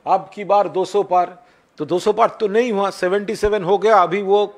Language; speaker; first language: Hindi; non-native, local second language; Bangla